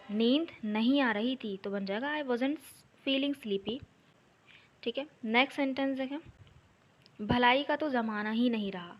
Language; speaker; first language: Urdu; native; Urdu